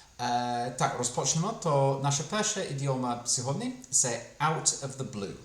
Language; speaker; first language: Ukrainian; non-native, fluent; English